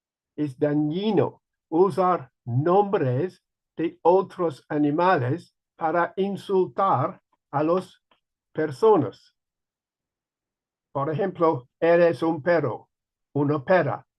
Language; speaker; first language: Spanish; non-native, learner; English